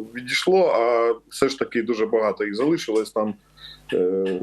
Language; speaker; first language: Ukrainian; native; Ukrainian